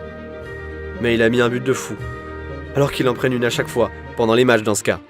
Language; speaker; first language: French; native; French